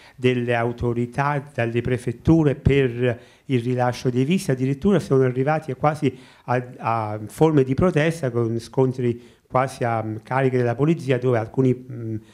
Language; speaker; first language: Italian; native; Italian